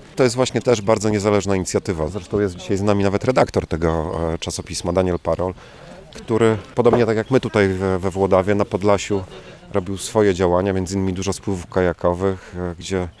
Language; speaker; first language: Polish; native; Polish